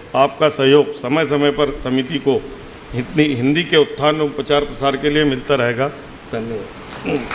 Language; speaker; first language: Hindi; native; Hindi